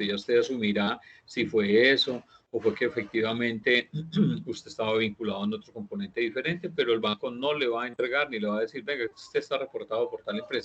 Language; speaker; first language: Spanish; native; Spanish